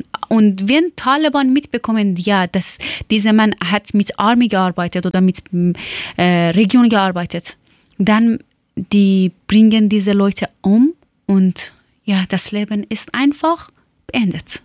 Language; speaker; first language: German; non-native, learner; Persian